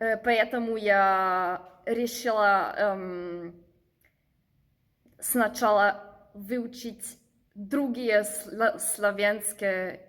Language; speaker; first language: Russian; non-native, learner; German